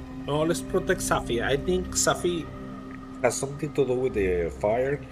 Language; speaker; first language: English; non-native, fluent; Spanish